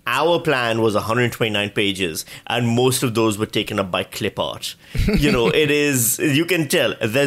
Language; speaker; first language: English; non-native, local second language; Urdu